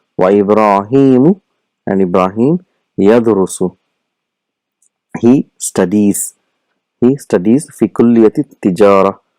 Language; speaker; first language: Arabic; non-native, fluent; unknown